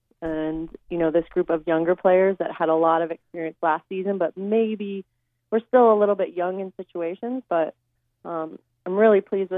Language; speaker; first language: English; native; English